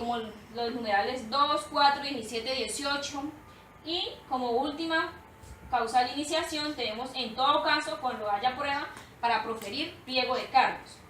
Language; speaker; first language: Spanish; native; Spanish